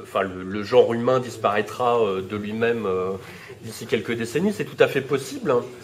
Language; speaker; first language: French; native; French